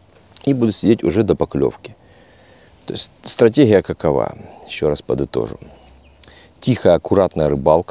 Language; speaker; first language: Russian; native; Russian